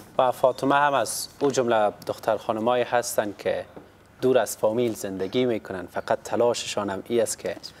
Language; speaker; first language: Persian; native; Persian